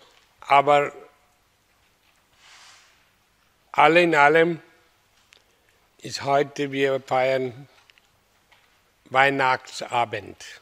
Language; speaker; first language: German; non-native, learner; Hindi